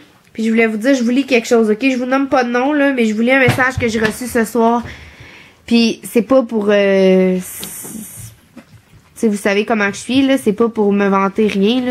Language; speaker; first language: French; native; French